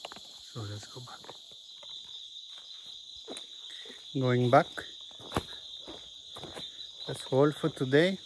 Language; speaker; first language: English; non-native, learner; French